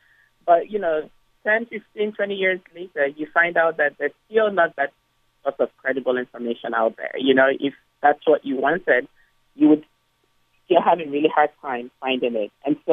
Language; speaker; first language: English; non-native, local second language; Igbo